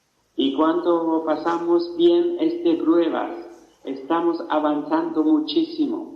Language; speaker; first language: Spanish; non-native, fluent; German